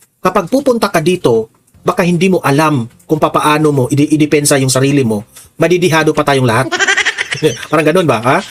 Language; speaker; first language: Filipino; native; Filipino